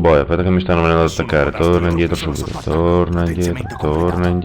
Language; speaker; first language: Italian; native; Italian